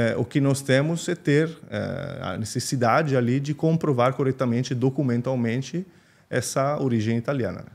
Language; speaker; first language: Portuguese; non-native, fluent; Italian